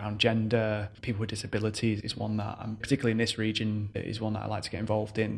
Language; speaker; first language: English; native; English